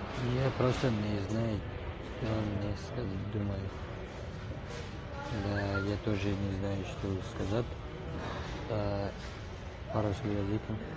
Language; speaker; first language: Russian; non-native, learner; Tajik